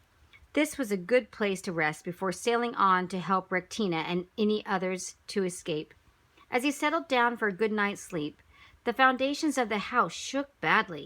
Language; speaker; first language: English; native; English